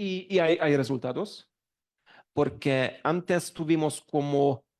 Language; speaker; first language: Spanish; non-native, learner; Hungarian